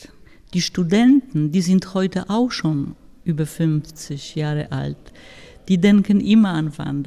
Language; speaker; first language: German; non-native, fluent; Polish